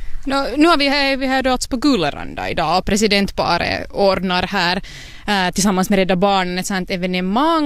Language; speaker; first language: Swedish; native; Swedish